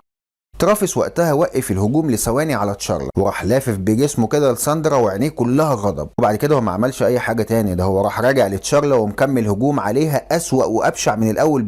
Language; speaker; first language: Arabic; native; Arabic